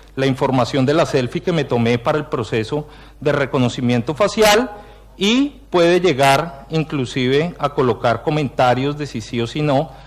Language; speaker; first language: Spanish; native; Spanish